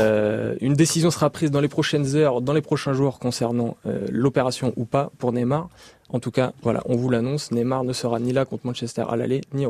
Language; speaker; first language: French; native; French